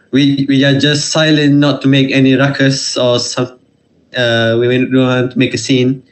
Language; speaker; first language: English; non-native, fluent; Malay